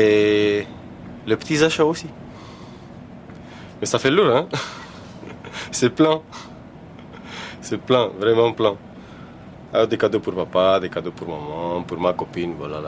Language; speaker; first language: French; non-native, fluent; Romanian